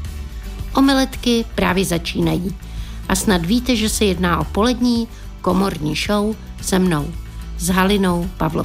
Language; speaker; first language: Czech; native; Czech